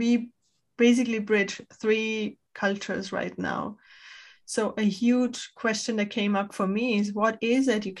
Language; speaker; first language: English; non-native, fluent; German